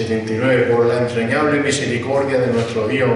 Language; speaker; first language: Spanish; native; Spanish